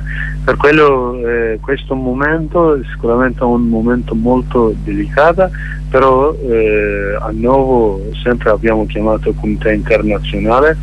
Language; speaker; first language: Italian; non-native, learner; Kurdish